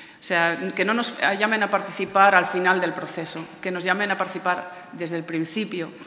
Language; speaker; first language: Spanish; native; Spanish